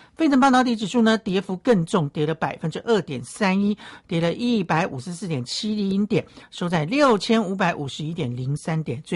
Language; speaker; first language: Chinese; native; Chinese